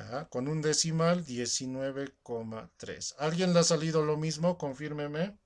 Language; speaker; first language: Spanish; native; Spanish